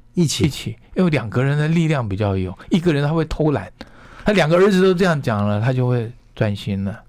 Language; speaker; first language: Chinese; non-native, local second language; Hakka Chinese